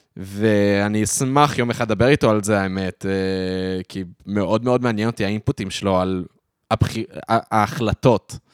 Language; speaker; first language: Hebrew; early bilingual, other home language; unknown